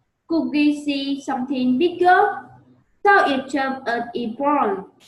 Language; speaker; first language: English; non-native, learner; Vietnamese